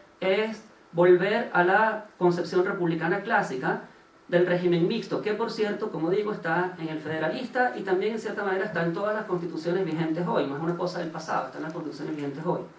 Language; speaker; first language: Spanish; native; Spanish